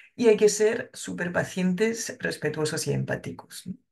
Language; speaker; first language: Spanish; non-native, fluent; French